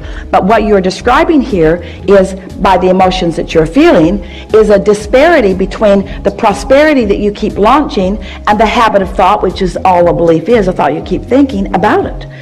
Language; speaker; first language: English; native; English